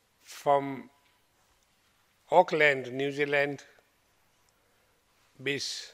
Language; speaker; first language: German; non-native, fluent; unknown